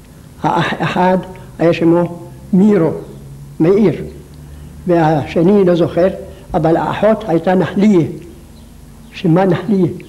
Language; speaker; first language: Hebrew; non-native, local second language; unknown